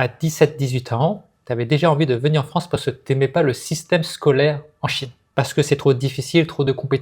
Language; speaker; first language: French; native; French